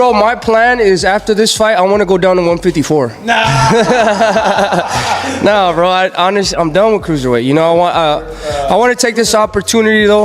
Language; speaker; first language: English; native; English